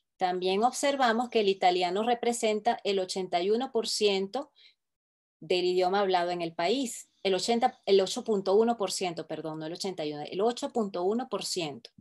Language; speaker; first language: Spanish; native; Spanish